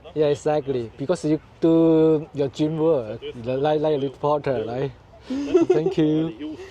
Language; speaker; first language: English; non-native, learner; Chinese